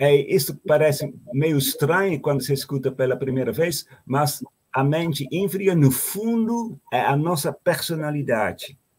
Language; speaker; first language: Portuguese; non-native, fluent; Dutch